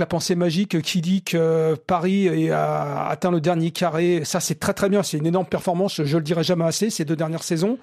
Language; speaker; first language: French; native; French